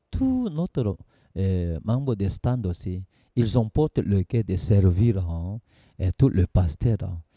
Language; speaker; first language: French; non-native, learner; Korean